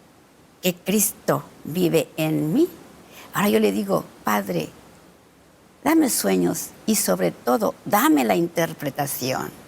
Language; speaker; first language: Spanish; native; Spanish